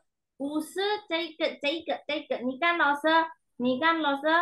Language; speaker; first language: Chinese; non-native, fluent; Indonesian